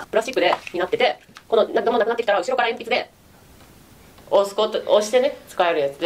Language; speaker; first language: Japanese; native; Japanese